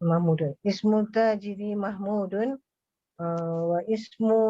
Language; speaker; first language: Arabic; non-native, learner; Malay